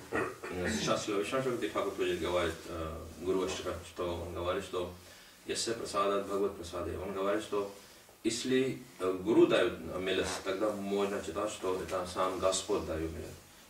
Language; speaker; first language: Russian; non-native, learner; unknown